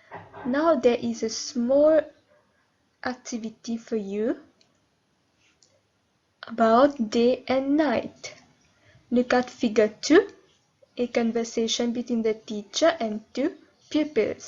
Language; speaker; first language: English; non-native, local second language; Morisyen